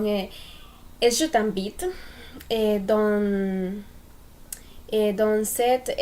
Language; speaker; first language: French; non-native, learner; Spanish